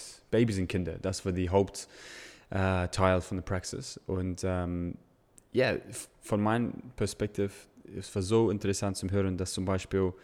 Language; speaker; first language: German; non-native, learner; English